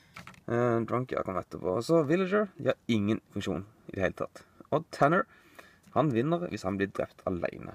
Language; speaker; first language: Norwegian; native; Norwegian